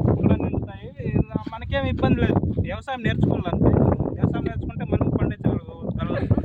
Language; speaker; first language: Telugu; non-native, local second language; Lambadi